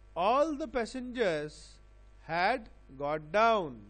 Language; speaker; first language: English; non-native, local second language; Bangla